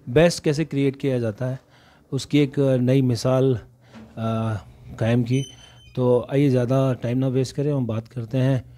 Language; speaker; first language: Hindi; native; Hindi